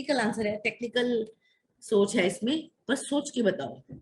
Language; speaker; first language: Hindi; native; Hindi